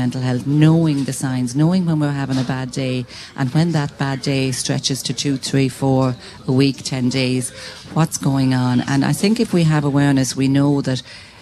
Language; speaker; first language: English; native; English